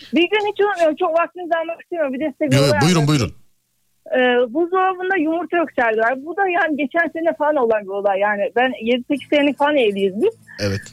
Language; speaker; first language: Turkish; native; Turkish